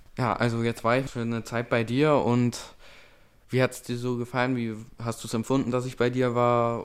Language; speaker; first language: German; native; German